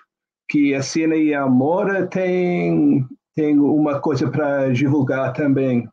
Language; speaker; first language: Portuguese; non-native, fluent; English